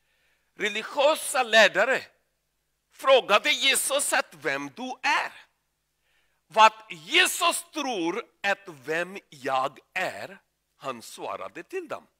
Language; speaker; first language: Swedish; non-native, learner; Urdu